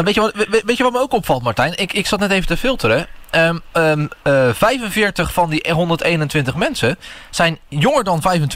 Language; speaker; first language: Dutch; native; Dutch